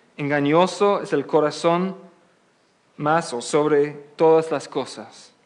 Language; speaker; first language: Spanish; non-native, fluent; English